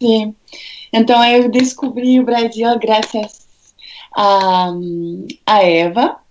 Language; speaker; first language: Portuguese; non-native, fluent; French